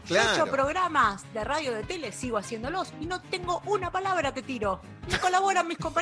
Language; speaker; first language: Spanish; native; Spanish